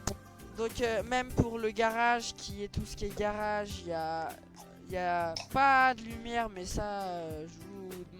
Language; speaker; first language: French; native; French